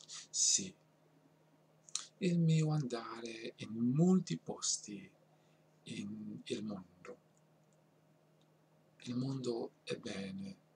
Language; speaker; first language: Italian; non-native, learner; English